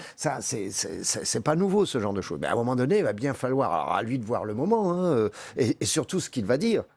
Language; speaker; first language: French; native; French